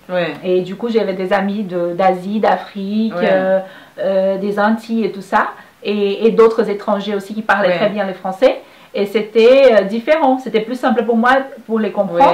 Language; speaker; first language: French; non-native, fluent; Portuguese